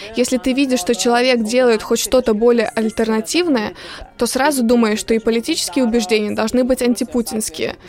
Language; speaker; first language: Russian; non-native, local second language; Lithuanian